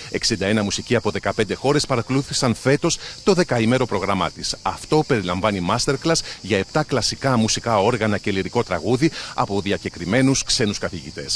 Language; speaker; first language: Greek; native; Greek